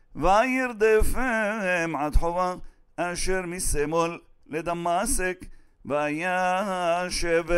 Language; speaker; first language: Hebrew; native; Hebrew